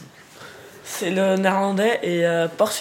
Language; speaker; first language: French; non-native, local second language; Dutch